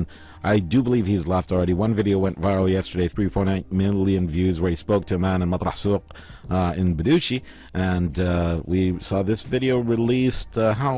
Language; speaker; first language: English; non-native, fluent; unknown